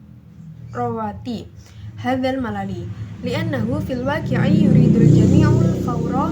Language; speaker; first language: Arabic; non-native, learner; Indonesian